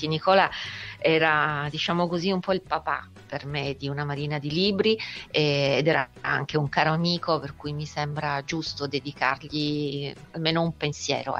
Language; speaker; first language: Italian; native; Italian